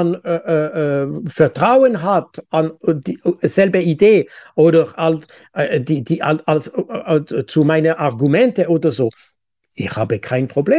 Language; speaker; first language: German; non-native, local second language; French